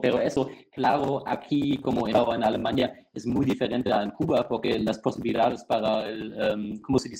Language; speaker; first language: Spanish; non-native, fluent; German